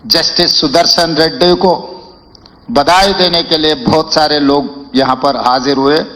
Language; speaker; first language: Hindi; non-native, local second language; Telugu